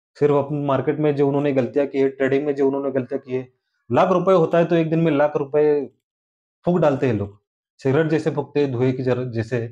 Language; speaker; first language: Hindi; non-native, local second language; Marathi